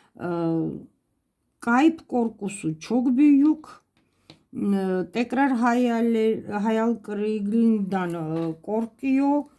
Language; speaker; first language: Turkish; non-native, fluent; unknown